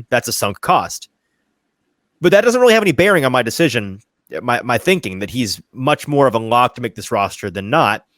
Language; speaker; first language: English; native; English